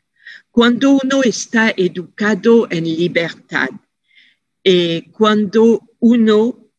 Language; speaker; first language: Spanish; non-native, fluent; French